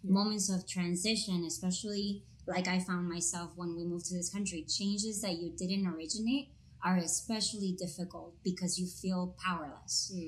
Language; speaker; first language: English; non-native, fluent; Spanish